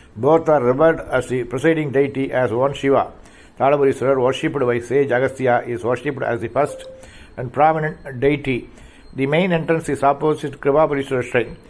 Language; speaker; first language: English; non-native, local second language; Tamil